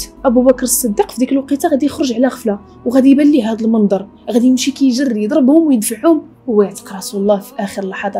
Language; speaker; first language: Arabic; native; Arabic